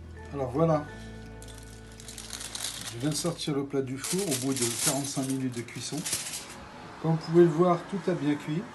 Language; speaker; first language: French; native; French